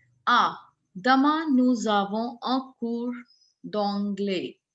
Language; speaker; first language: French; non-native, fluent; Hindi